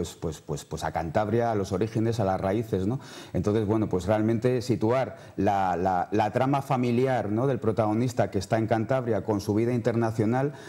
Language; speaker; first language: Spanish; native; Spanish